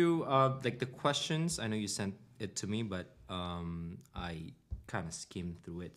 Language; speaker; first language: English; non-native, local second language; Filipino